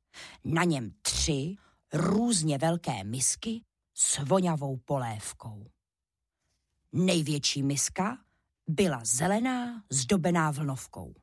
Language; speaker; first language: Czech; native; Czech